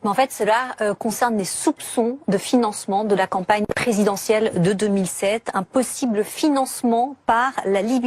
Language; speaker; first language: French; native; French